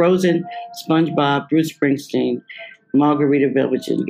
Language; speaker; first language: English; native; English